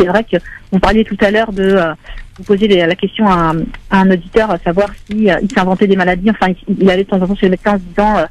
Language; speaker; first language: French; native; French